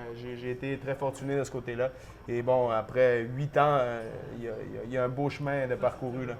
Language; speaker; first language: French; early bilingual, other home language; Spanish